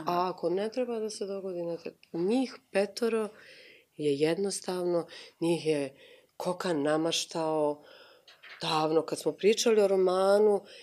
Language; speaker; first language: Croatian; native; Croatian